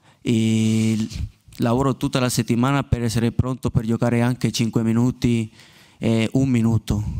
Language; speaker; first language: Italian; non-native, learner; Spanish